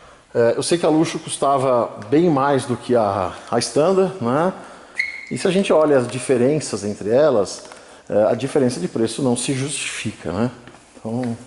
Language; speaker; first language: Portuguese; native; Portuguese